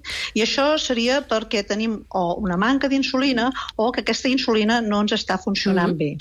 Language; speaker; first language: Catalan; native; Catalan